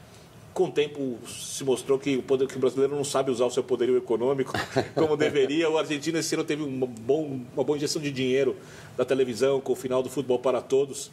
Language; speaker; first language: Portuguese; native; Portuguese